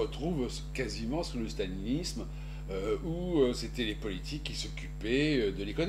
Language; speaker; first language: French; native; French